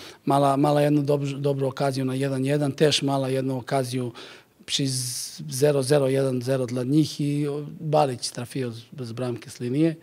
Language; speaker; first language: Polish; non-native, learner; Macedonian